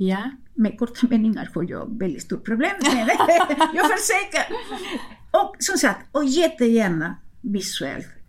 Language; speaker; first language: Swedish; non-native, fluent; Spanish